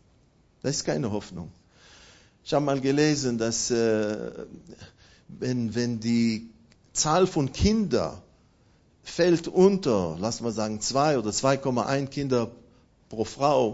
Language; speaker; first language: German; non-native, fluent; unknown